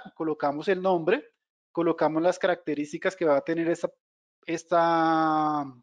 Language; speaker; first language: Spanish; native; Spanish